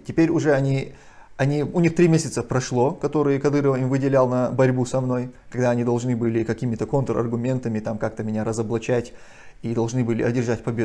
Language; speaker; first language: Russian; non-native, local second language; Chechen